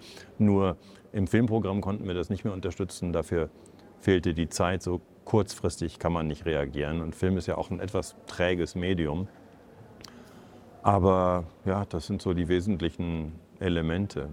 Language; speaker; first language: German; native; German